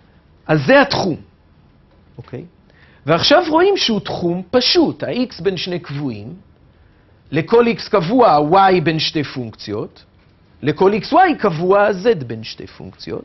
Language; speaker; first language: Hebrew; native; Hebrew